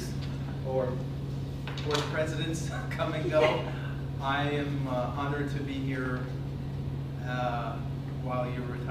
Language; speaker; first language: English; native; English